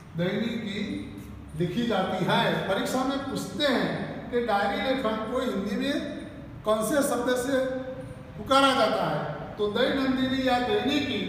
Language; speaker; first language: Hindi; non-native, local second language; Gujarati